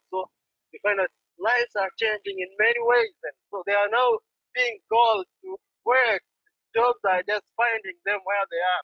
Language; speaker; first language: English; non-native, fluent; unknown